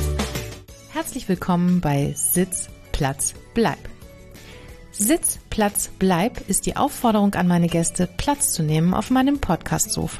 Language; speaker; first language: German; native; German